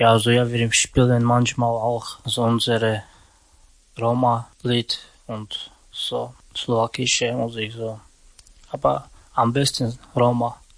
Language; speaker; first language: German; non-native, learner; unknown